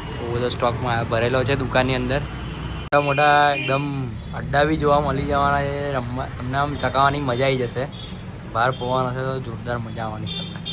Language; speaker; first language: Gujarati; native; Gujarati